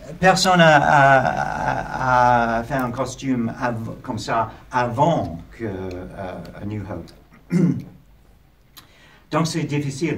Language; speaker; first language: French; non-native, learner; English